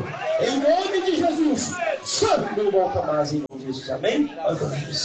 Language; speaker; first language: Portuguese; native; Portuguese